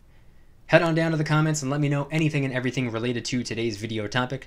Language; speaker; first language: English; native; English